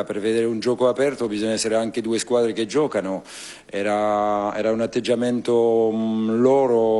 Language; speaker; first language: Italian; non-native, fluent; French